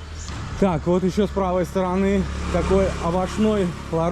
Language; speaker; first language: Russian; native; Russian